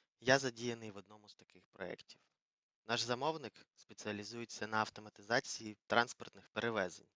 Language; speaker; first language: Ukrainian; native; Ukrainian